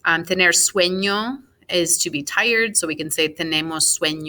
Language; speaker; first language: Spanish; non-native, fluent; English